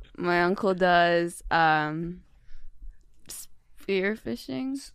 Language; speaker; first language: English; non-native, local second language; Filipino